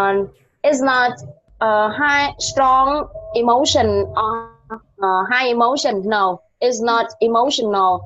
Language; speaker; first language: English; non-native, learner; Vietnamese